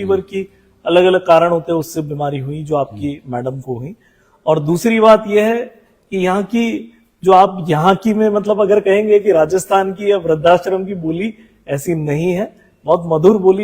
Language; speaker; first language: Hindi; native; Hindi